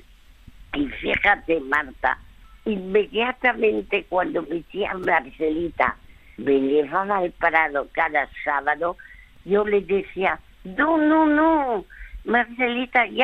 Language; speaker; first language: Spanish; early bilingual, other home language; French